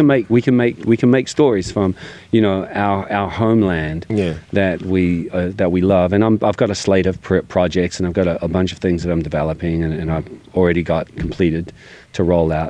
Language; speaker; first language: English; native; English